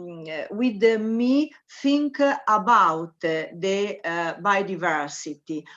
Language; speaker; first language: English; non-native, learner; Italian